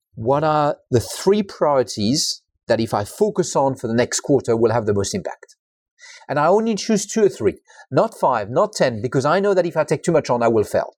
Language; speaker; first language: English; non-native, fluent; French